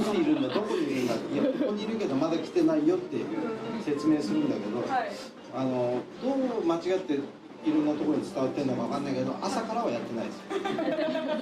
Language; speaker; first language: Japanese; native; Japanese